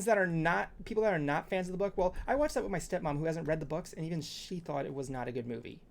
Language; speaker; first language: English; native; English